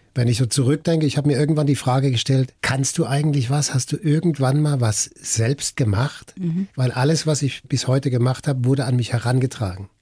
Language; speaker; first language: German; native; German